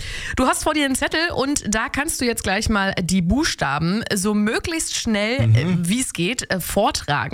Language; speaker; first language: German; native; German